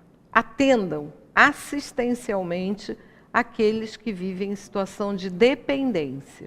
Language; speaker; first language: Portuguese; native; Portuguese